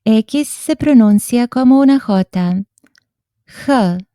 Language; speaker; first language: Spanish; non-native, fluent; Serbian